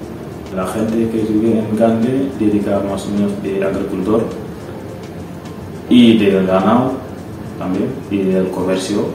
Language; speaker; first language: Spanish; non-native, learner; Wolof